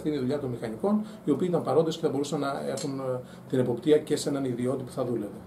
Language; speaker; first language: Greek; native; Greek